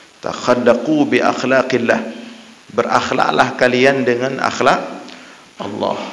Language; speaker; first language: Malay; non-native, local second language; Achinese